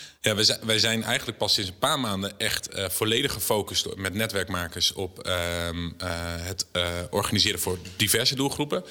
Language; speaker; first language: Dutch; native; Dutch